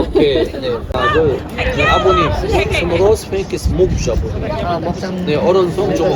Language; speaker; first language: Korean; non-native, learner; Arabic